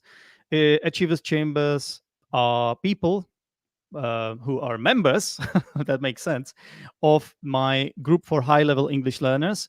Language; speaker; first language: English; non-native, fluent; Czech